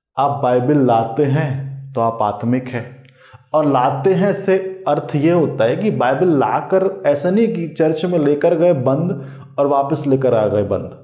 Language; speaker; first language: Hindi; native; Hindi